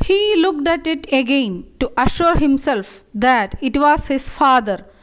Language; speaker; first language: English; non-native, local second language; Malayalam